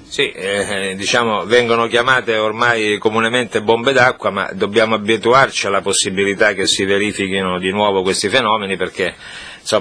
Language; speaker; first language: Italian; native; Italian